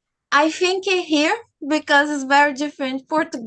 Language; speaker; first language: English; non-native, learner; Portuguese